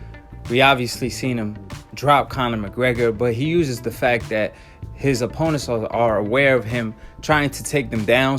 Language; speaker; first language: English; native; English